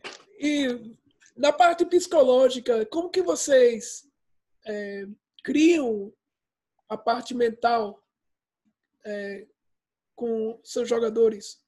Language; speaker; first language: Portuguese; early bilingual, heritage; Portuguese